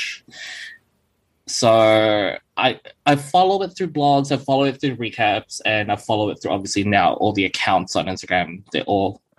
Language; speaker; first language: English; native; English